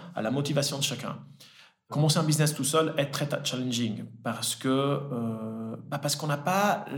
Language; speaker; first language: French; early bilingual, other home language; Italian